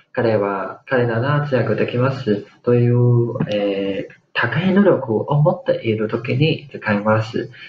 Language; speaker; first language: Japanese; non-native, fluent; Chinese